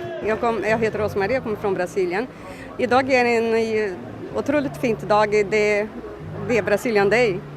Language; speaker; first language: Swedish; non-native, fluent; Portuguese